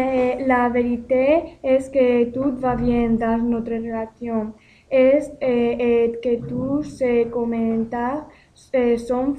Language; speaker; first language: French; non-native, learner; Spanish